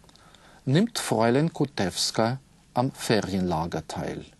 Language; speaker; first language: German; non-native, fluent; Russian